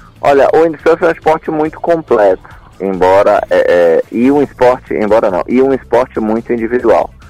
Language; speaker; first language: Portuguese; native; Portuguese